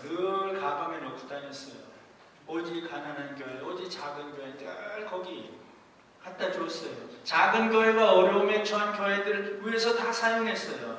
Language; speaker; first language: Korean; native; Korean